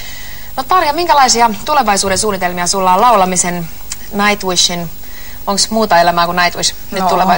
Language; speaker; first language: Finnish; native; Finnish